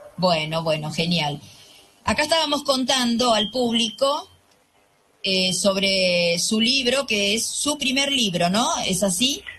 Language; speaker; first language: Spanish; native; Spanish